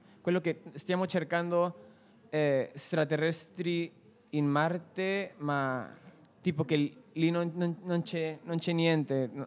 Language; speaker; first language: Italian; non-native, fluent; Spanish